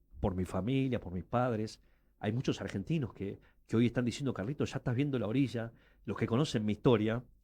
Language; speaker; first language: Spanish; early bilingual, other home language; Chinese